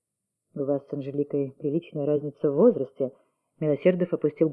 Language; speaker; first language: Russian; native; Russian